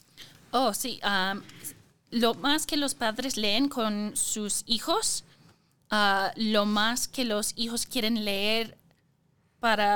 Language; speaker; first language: Spanish; non-native, fluent; English